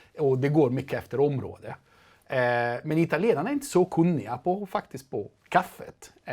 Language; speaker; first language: Swedish; non-native, fluent; Italian